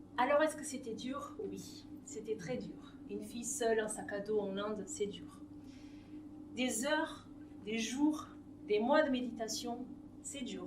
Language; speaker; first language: French; non-native, fluent; Portuguese